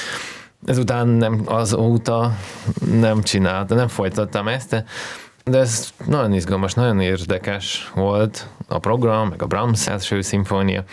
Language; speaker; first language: Hungarian; non-native, fluent; Russian